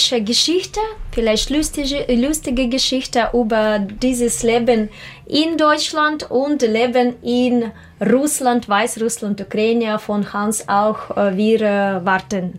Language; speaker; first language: German; non-native, learner; Russian